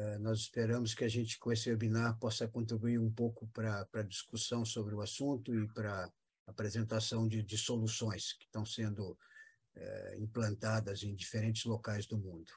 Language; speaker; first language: Portuguese; native; Portuguese